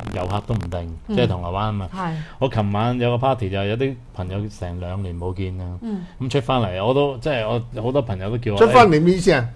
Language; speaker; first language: Cantonese; native; Cantonese